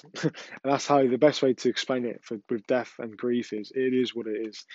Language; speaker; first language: English; native; English